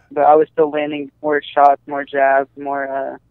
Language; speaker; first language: English; native; English